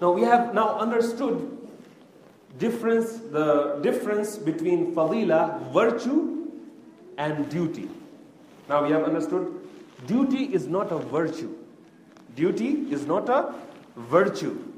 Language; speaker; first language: English; non-native, local second language; Urdu